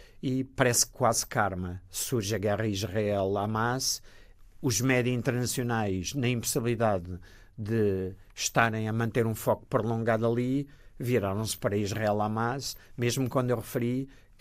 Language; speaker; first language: Portuguese; native; Portuguese